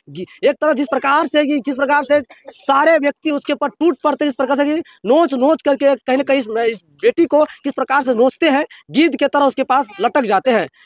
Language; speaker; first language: Hindi; native; Hindi